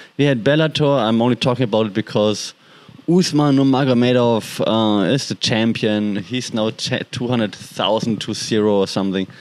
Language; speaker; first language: English; non-native, fluent; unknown